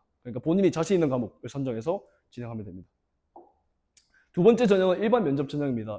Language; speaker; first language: Korean; native; Korean